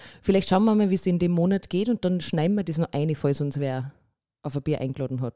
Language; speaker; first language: German; native; German